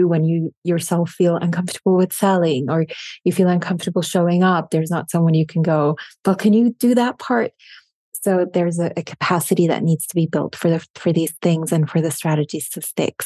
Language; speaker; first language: English; non-native, fluent; German